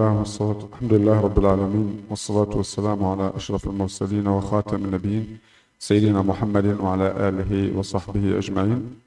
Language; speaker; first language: Arabic; non-native, fluent; Indonesian